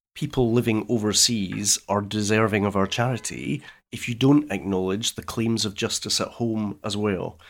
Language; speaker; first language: English; native; English